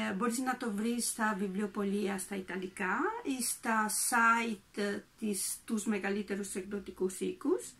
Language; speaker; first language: Greek; non-native, learner; Italian